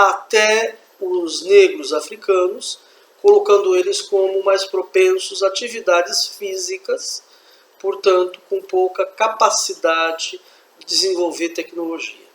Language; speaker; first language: Portuguese; native; Portuguese